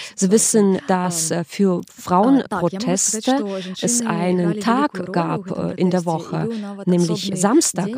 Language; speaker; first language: German; non-native, fluent; Belarusian